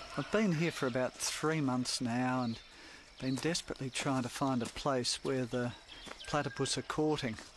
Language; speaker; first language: English; native; English